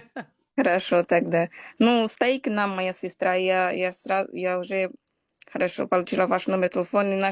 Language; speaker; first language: Russian; non-native, learner; Portuguese